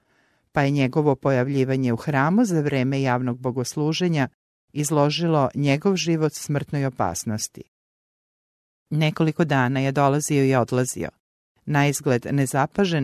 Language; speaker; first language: Serbian; native; Serbian